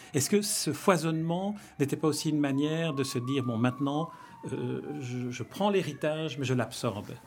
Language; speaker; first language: French; native; French